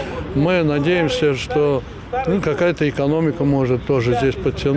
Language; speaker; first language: Russian; native; Russian